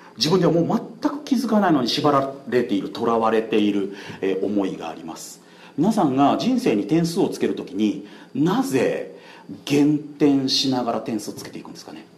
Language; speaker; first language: Japanese; native; Japanese